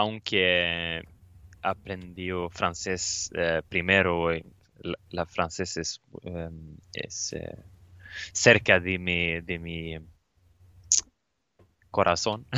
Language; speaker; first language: Spanish; non-native, learner; Swedish